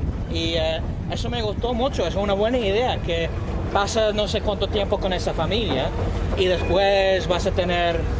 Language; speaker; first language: Spanish; non-native, fluent; English